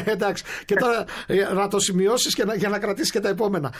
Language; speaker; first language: Greek; native; Greek